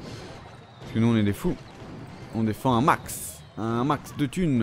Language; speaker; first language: French; native; French